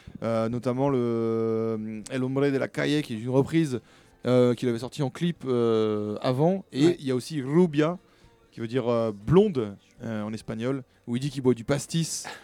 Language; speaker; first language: French; native; French